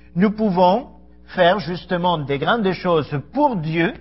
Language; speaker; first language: French; non-native, fluent; Spanish